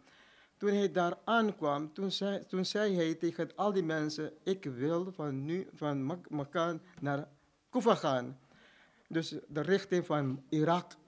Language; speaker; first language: Dutch; non-native, fluent; Urdu